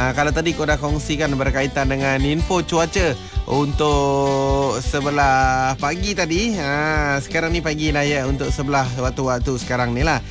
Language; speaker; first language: Malay; non-native, local second language; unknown